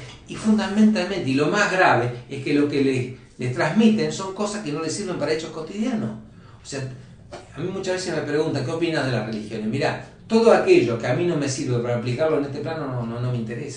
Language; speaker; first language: Spanish; native; Spanish